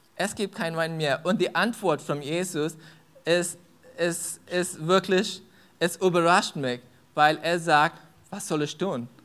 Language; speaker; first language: German; non-native, fluent; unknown